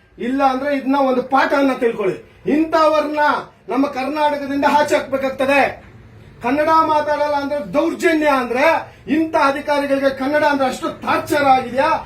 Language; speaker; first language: Kannada; native; Kannada